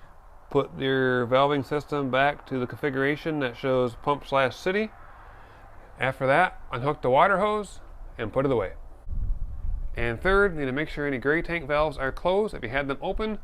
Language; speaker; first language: English; native; English